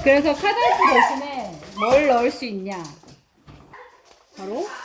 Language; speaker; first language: Korean; native; Korean